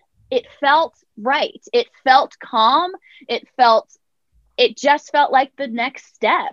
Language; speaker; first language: English; native; English